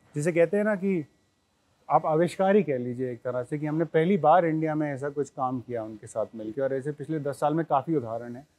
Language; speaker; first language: Hindi; native; Hindi